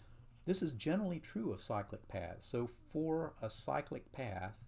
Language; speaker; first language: English; native; English